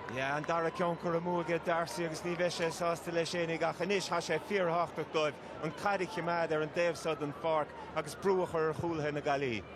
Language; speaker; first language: Irish; native; Irish